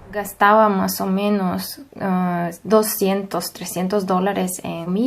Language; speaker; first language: Spanish; non-native, fluent; Russian